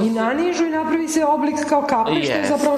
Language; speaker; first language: Serbian; native; Serbian